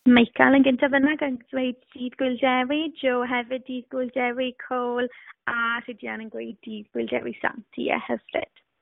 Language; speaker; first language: Welsh; native; Welsh